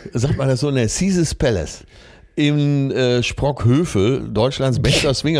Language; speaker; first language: German; native; German